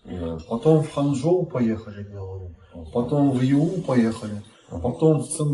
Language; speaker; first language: Russian; native; Russian